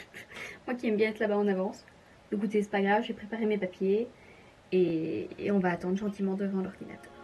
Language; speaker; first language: French; native; French